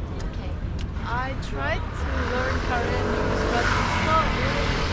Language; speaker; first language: English; non-native, learner; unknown